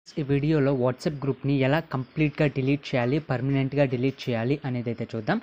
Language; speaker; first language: Telugu; native; Telugu